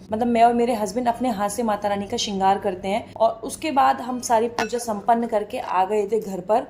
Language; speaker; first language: Hindi; native; Hindi